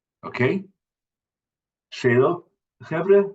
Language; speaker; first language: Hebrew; non-native, fluent; English